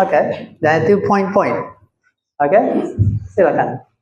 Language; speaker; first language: Indonesian; non-native, fluent; English